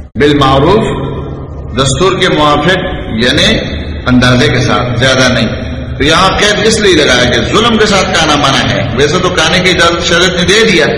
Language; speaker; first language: Urdu; non-native, local second language; Pashto